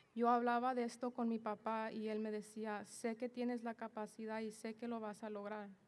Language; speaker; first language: Spanish; early bilingual, other home language; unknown